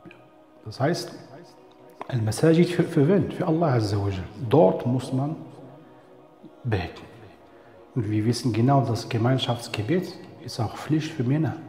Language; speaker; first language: German; non-native, fluent; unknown